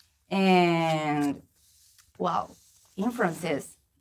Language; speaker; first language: English; non-native, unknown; Japanese